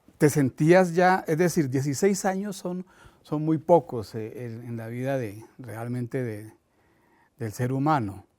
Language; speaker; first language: Spanish; native; Spanish